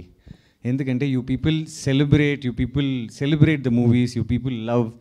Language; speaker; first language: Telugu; non-native, learner; Tamil